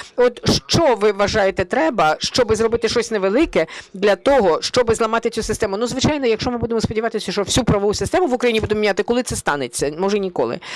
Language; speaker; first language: Ukrainian; early bilingual, heritage; Ukrainian